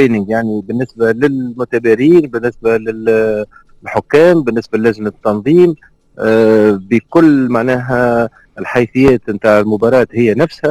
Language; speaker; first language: Arabic; native; Arabic